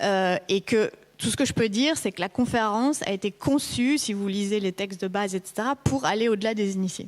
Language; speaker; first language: French; native; French